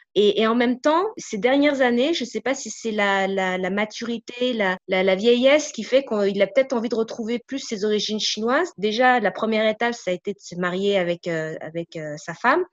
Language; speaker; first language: French; native; French